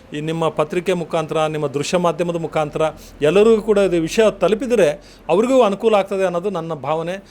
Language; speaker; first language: Kannada; native; Kannada